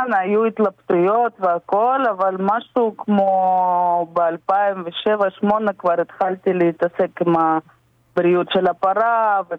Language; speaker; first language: Hebrew; non-native, fluent; Russian